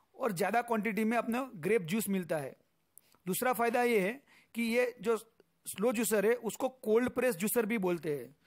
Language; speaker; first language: Hindi; non-native, local second language; Gujarati